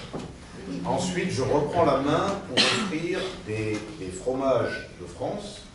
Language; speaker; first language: French; native; French